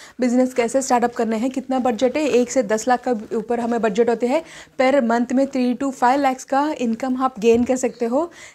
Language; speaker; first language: Hindi; non-native, local second language; Telugu